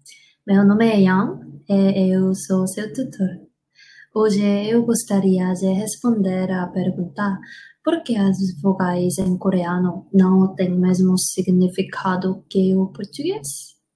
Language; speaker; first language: Portuguese; non-native, learner; Korean